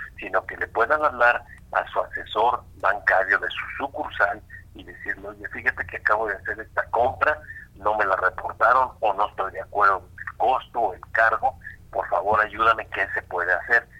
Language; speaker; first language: Spanish; native; Spanish